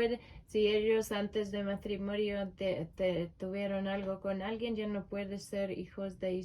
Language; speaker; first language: Spanish; non-native, learner; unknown